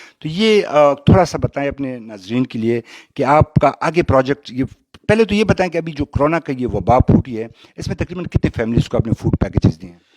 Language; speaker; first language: Urdu; non-native, local second language; Pashto